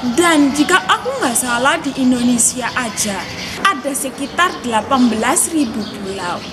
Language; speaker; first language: Indonesian; non-native, fluent; Shona